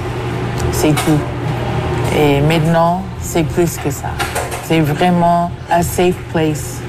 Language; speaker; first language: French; non-native, local second language; English